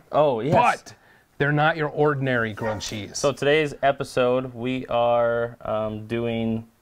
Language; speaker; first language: English; native; English